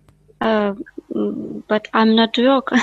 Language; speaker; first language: English; non-native, learner; Russian